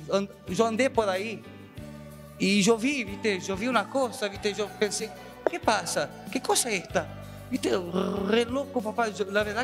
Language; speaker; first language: Portuguese; non-native, learner; Spanish